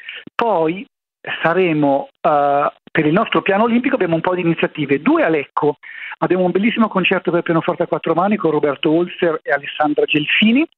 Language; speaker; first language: Italian; native; Italian